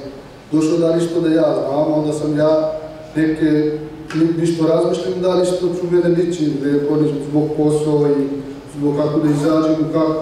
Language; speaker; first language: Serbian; non-native, learner; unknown